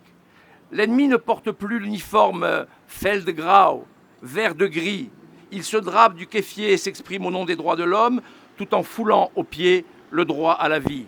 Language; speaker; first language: French; native; French